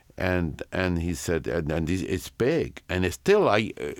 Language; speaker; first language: English; non-native, fluent; Spanish